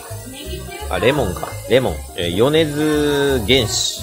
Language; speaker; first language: Japanese; native; Japanese